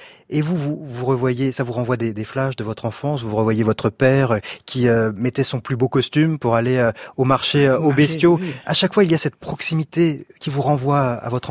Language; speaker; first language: French; native; French